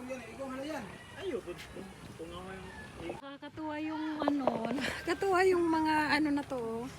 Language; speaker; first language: Filipino; non-native, local second language; Cebuano